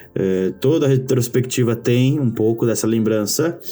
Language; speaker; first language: Portuguese; native; Portuguese